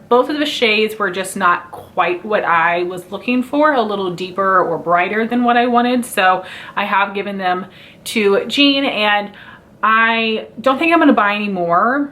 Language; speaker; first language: English; native; English